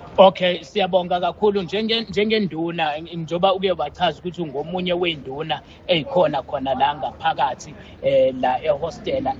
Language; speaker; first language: Zulu; native; Zulu